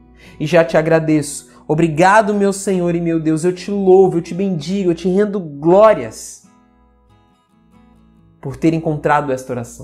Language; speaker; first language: Portuguese; native; Portuguese